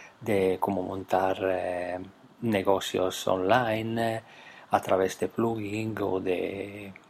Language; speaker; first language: Spanish; non-native, fluent; Italian